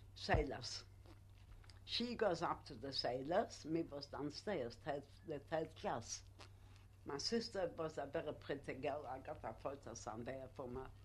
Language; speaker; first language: English; non-native, learner; Polish